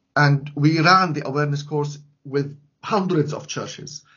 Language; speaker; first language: English; non-native, fluent; Arabic